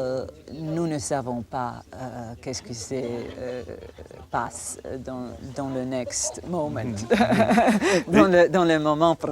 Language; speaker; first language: French; non-native, fluent; Croatian